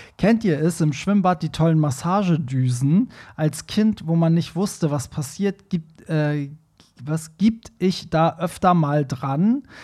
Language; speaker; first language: German; early bilingual, other home language; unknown